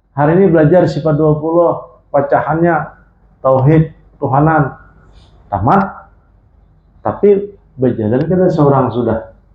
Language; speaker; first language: Indonesian; non-native, local second language; Banjar